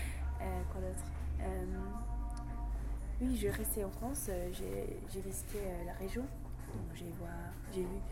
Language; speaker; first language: French; non-native, learner; English